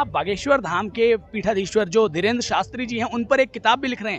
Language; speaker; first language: Hindi; native; Hindi